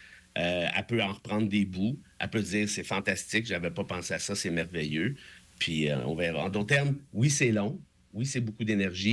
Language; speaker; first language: French; native; French